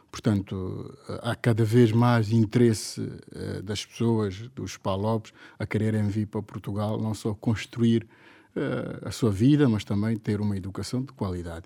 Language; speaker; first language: Portuguese; non-native, local second language; Upper Guinea Crioulo